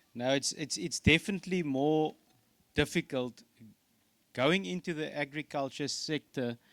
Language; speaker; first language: English; non-native, local second language; Afrikaans